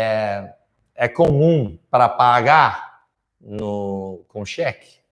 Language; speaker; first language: Portuguese; non-native, fluent; English